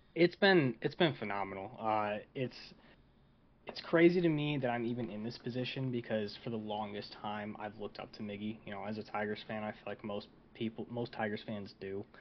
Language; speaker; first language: English; native; English